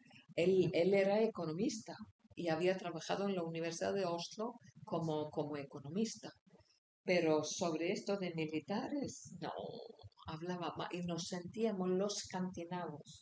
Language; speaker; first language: Spanish; non-native, fluent; Icelandic